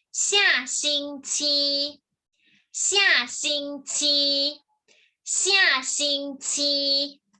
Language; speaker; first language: Chinese; non-native, fluent; Thai